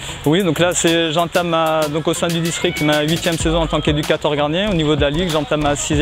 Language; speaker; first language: French; native; French